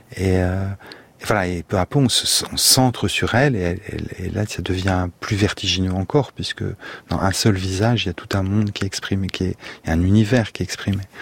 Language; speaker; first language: French; native; French